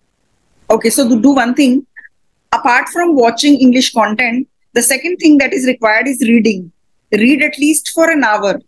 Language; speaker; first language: English; non-native, local second language; Hindi